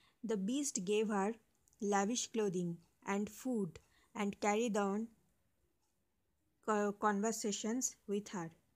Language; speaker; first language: English; non-native, local second language; Bangla